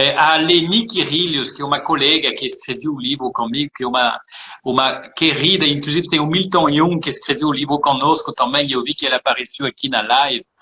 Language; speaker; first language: Portuguese; early bilingual, heritage; French